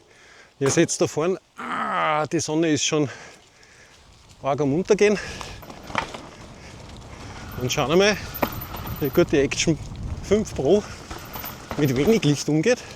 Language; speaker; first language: German; native; German